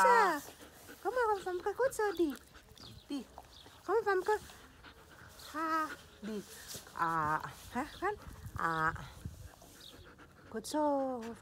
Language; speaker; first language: Dutch; non-native, learner; Indonesian